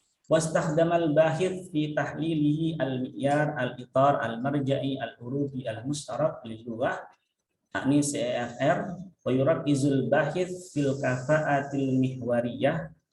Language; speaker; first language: Arabic; non-native, fluent; Indonesian